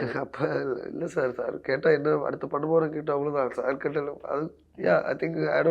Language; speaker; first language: Tamil; non-native, learner; Malayalam